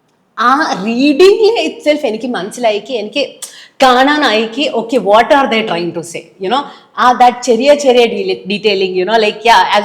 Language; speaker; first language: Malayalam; non-native, local second language; Telugu